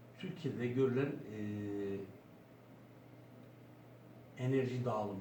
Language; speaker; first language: Turkish; native; Turkish